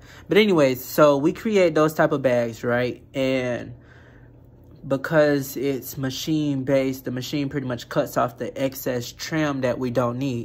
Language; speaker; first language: English; native; English